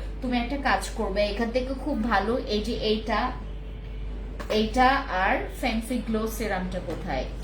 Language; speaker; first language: Bangla; non-native, local second language; Khasi